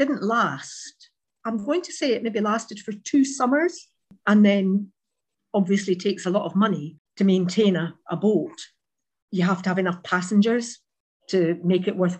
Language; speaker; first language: English; native; English